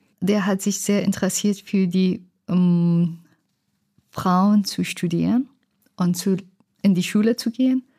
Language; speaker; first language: German; non-native, learner; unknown